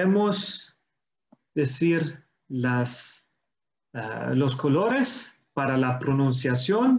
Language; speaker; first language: Spanish; non-native, fluent; English